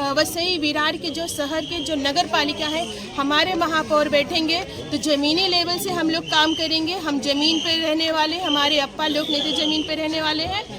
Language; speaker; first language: Hindi; native; Hindi